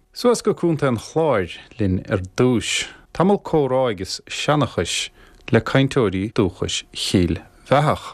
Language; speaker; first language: Irish; native; Irish